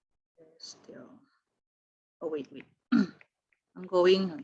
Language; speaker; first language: English; non-native, fluent; Indonesian